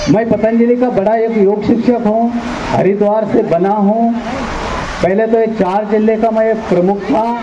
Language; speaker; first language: Hindi; non-native, local second language; Marathi